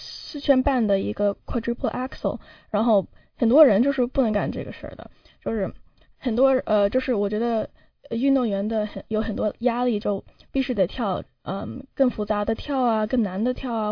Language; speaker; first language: Chinese; early bilingual, heritage; Chinese